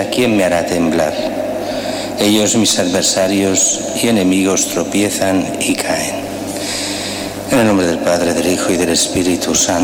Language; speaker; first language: Spanish; native; Spanish